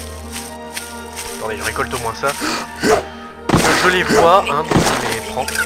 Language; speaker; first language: French; native; French